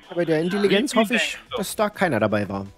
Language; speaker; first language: German; native; German